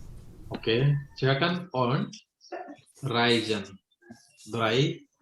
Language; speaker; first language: German; non-native, fluent; Hindi